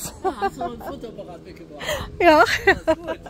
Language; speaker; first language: German; native; German